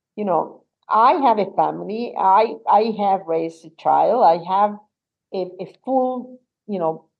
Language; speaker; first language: English; non-native, fluent; Spanish